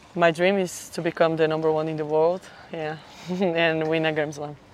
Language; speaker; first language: English; non-native, fluent; Portuguese